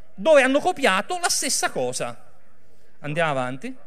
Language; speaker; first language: Italian; native; Italian